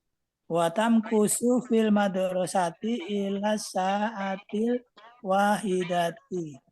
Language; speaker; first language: Arabic; non-native, learner; Indonesian